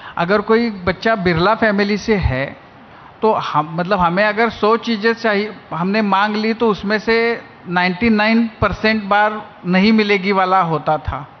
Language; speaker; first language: Hindi; non-native, local second language; Marathi